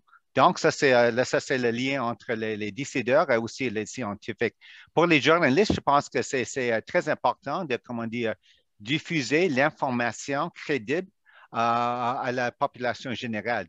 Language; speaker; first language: French; non-native, local second language; English